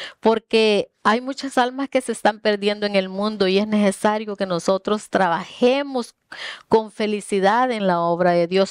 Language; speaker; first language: Spanish; native; Spanish